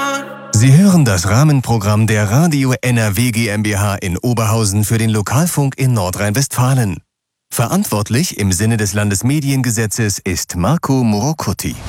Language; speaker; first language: German; native; German